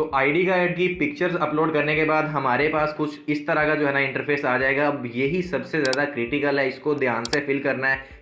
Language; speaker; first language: Urdu; non-native, local second language; Punjabi